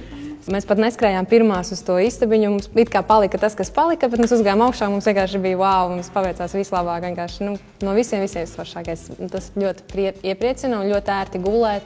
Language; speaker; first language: Latvian; native; Latvian